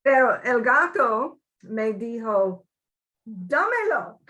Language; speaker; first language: Spanish; non-native, learner; English